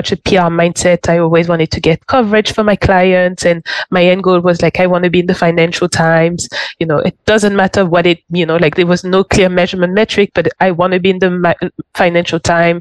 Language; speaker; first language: English; non-native, fluent; French